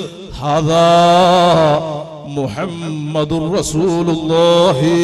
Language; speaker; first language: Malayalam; native; Malayalam